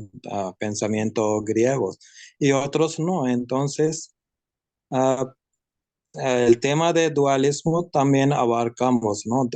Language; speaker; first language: Spanish; non-native, learner; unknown